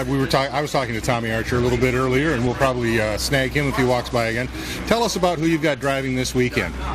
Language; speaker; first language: English; native; English